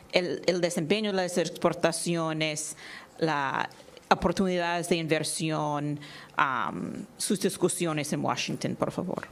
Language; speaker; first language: Spanish; non-native, fluent; English